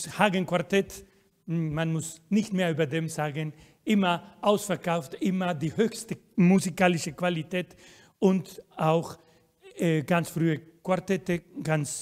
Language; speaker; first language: German; non-native, fluent; Spanish